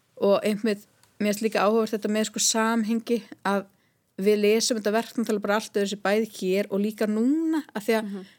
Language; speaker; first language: Icelandic; native; Icelandic